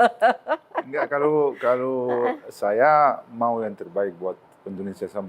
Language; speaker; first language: Indonesian; non-native, learner; Arabic